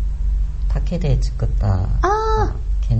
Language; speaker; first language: Japanese; non-native, learner; Korean